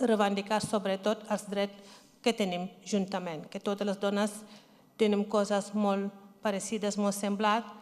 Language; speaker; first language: Catalan; non-native, learner; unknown